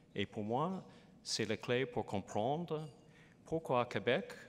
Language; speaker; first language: French; non-native, learner; English